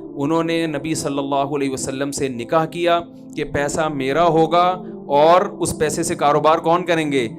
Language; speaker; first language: Urdu; native; Urdu